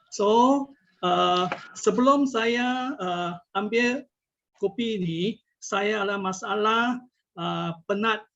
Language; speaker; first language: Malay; non-native, local second language; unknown